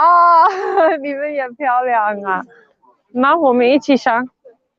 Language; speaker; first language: Chinese; non-native, learner; Afrikaans